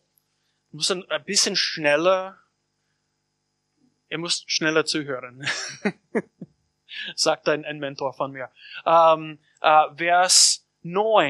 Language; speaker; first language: German; non-native, fluent; English